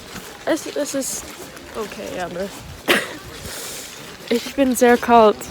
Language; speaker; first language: German; non-native, learner; English